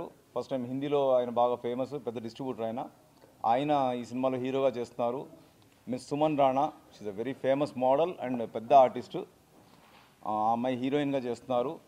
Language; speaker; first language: Telugu; native; Telugu